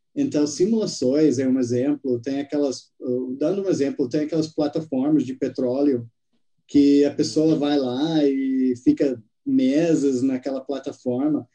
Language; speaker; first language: Portuguese; non-native, fluent; English